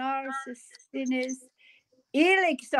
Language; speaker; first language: Turkish; non-native, learner; English